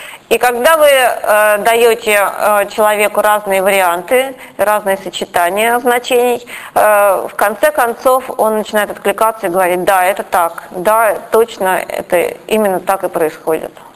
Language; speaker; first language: Russian; native; Russian